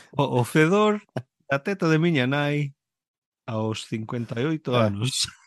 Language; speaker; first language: Galician; early bilingual, heritage; Galician